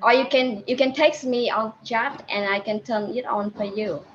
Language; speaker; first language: English; non-native, learner; Vietnamese